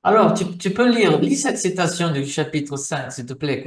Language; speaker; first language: French; non-native, fluent; Portuguese